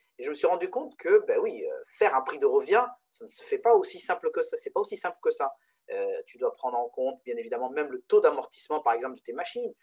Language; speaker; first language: French; non-native, local second language; Arabic